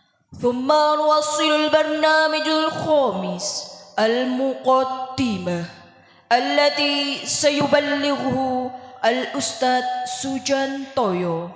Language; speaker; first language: Arabic; non-native, learner; Indonesian